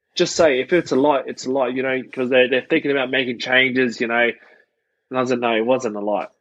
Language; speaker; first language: English; native; English